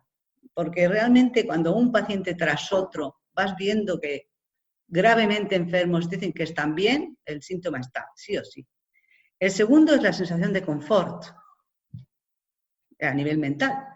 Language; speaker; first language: Spanish; native; Spanish